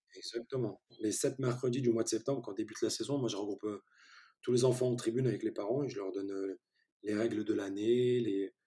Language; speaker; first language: French; early bilingual, other home language; Turkish